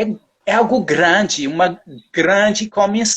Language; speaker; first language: Portuguese; non-native, fluent; English